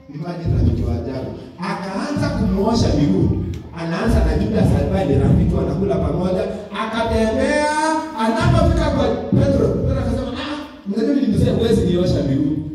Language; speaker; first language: Swahili; non-native, local second language; Kalenjin